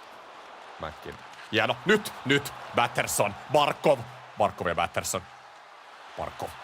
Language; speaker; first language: Finnish; native; Finnish